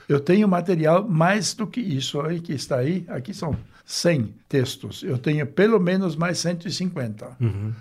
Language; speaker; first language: Portuguese; early bilingual, other home language; German